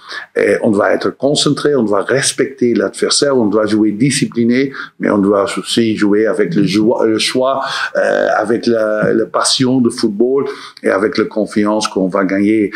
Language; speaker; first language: French; non-native, learner; Dutch